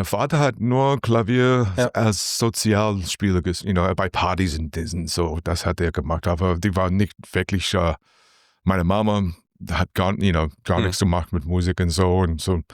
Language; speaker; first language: German; non-native, learner; English